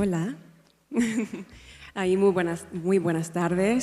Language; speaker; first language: Spanish; non-native, learner; English